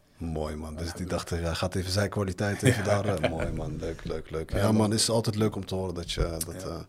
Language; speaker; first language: Dutch; early bilingual, other home language; Arabic